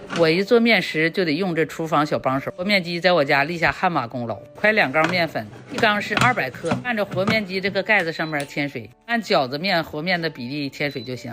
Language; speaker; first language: Chinese; native; Chinese